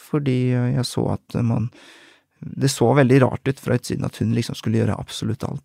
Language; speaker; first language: Norwegian; early bilingual, other home language; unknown